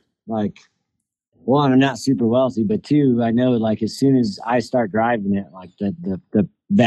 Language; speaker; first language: English; native; English